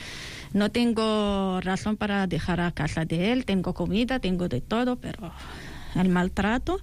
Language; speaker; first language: Spanish; non-native, learner; Arabic